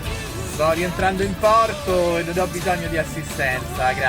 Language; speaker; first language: Italian; native; Italian